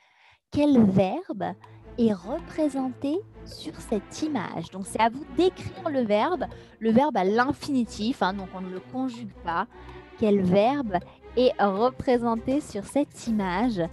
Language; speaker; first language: French; native; French